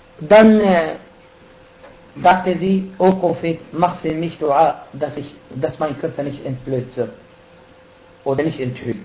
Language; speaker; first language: German; non-native, fluent; Arabic